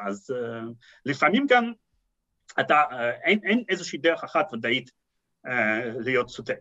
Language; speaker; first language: Hebrew; non-native, fluent; Russian